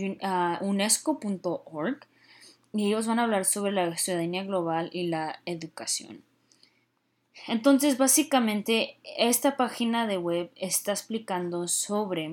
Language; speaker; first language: Spanish; early bilingual, heritage; Spanish